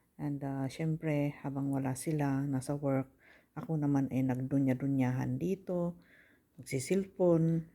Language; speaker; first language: Filipino; native; Filipino